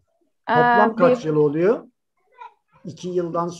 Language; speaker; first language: Turkish; native; Turkish